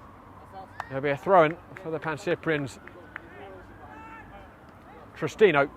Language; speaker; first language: English; native; English